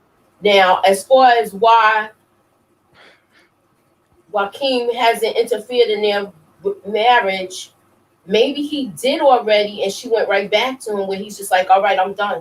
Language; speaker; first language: English; native; English